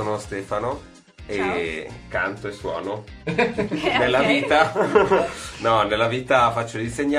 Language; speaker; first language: Italian; native; Italian